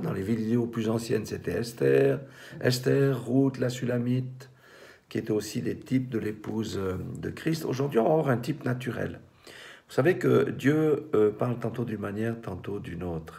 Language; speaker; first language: French; native; French